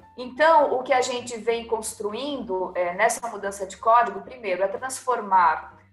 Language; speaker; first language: Portuguese; native; Portuguese